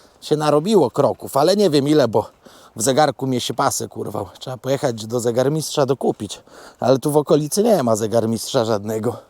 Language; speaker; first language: Polish; native; Polish